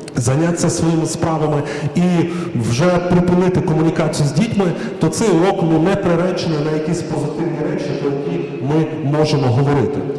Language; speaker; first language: Ukrainian; native; Ukrainian